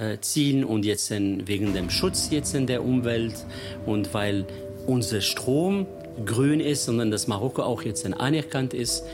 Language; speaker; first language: German; non-native, fluent; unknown